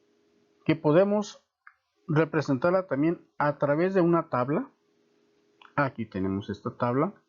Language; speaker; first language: Spanish; native; Spanish